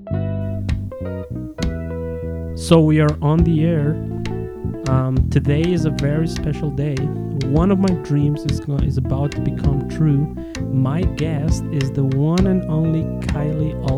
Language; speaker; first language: English; non-native, fluent; Spanish